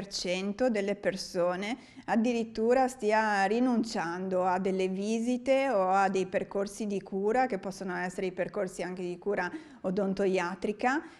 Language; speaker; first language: Italian; native; Italian